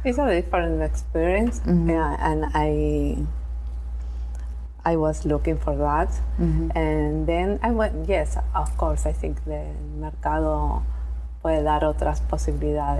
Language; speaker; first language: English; non-native, learner; Spanish